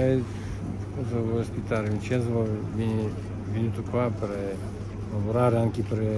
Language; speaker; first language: Italian; non-native, learner; Russian